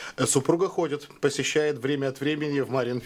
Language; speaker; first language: Russian; native; Russian